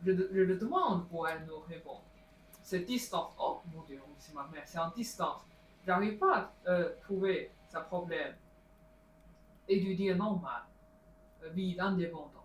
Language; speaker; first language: French; non-native, learner; Chinese